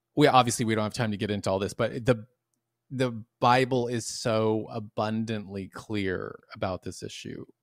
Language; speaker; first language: English; native; English